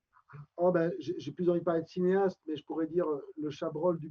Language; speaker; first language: French; native; French